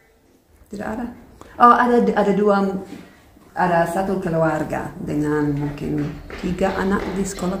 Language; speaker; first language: Indonesian; non-native, fluent; English